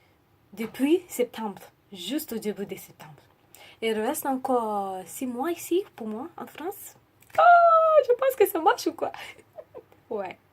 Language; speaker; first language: French; non-native, learner; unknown